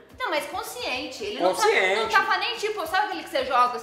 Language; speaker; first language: Portuguese; native; Portuguese